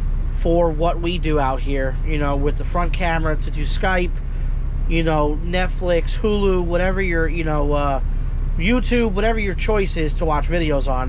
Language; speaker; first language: English; native; English